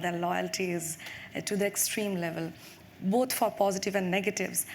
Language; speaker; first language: English; non-native, local second language; Bangla